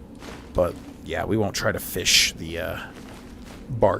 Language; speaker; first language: English; native; English